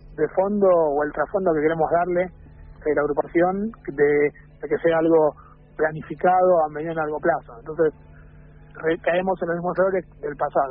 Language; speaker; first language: Spanish; native; Spanish